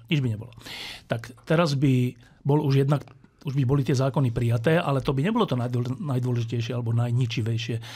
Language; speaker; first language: Slovak; native; Slovak